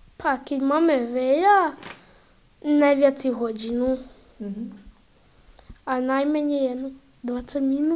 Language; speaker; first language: Slovak; non-native, local second language; Serbian